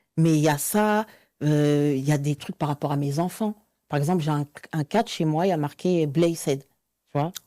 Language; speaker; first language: French; native; French